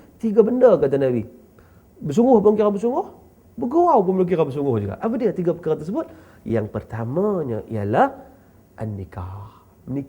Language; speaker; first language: Malay; native; Malay